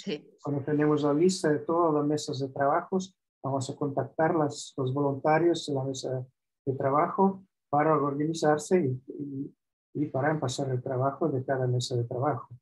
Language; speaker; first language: Spanish; non-native, fluent; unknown